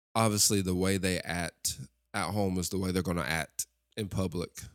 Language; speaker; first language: English; native; English